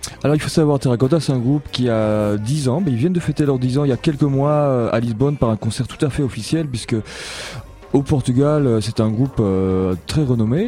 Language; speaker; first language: French; native; French